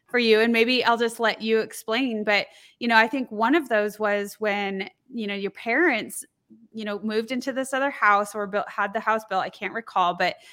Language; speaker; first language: English; native; English